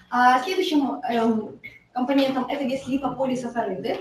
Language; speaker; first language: Russian; non-native, local second language; Ukrainian